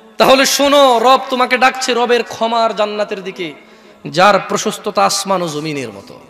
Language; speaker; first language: Bangla; native; Bangla